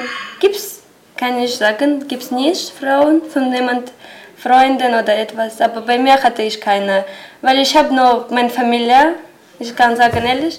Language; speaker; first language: German; non-native, learner; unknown